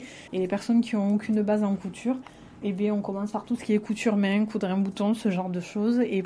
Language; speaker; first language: French; native; French